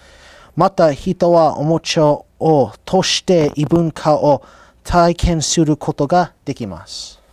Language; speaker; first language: Japanese; non-native, learner; English